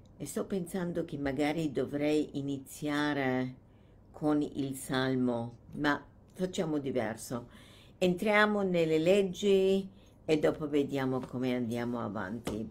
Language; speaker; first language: Italian; non-native, fluent; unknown